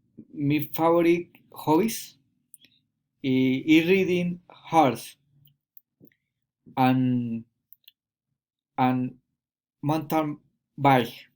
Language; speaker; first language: English; non-native, learner; Spanish